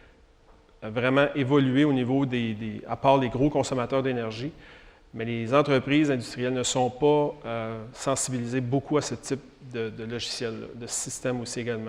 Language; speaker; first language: French; native; French